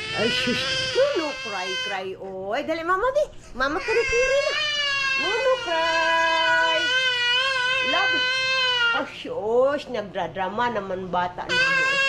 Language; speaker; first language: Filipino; non-native, local second language; Cebuano